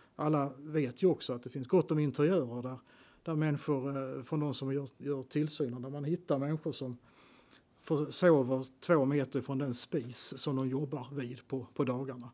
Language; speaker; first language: Swedish; native; Swedish